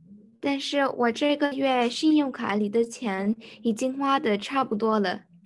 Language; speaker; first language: Chinese; non-native, learner; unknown